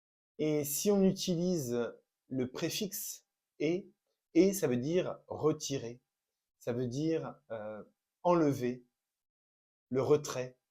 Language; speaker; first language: French; native; French